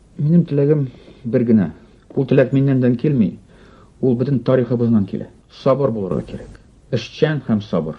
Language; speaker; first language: Tatar; non-native, local second language; Russian